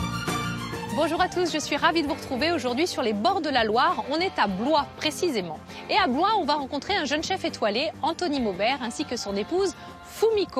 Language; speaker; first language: French; native; French